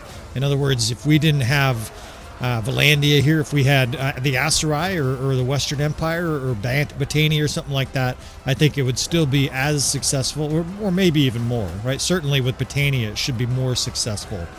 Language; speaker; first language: English; native; English